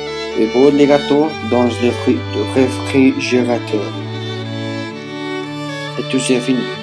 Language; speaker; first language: French; non-native, learner; Spanish